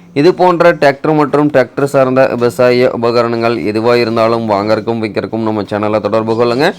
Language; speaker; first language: Tamil; native; Tamil